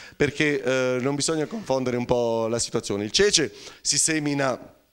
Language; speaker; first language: Italian; native; Italian